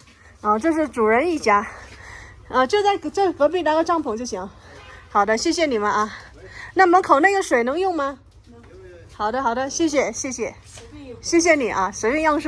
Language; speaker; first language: Chinese; native; Chinese